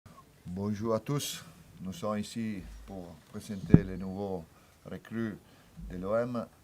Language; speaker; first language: French; non-native, fluent; Italian